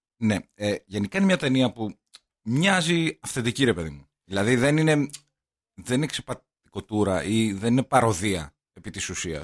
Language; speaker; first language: Greek; native; Greek